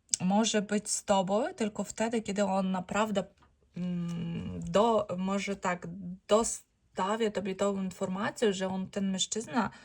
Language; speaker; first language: Polish; non-native, learner; Ukrainian